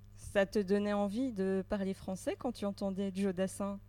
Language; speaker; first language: French; native; French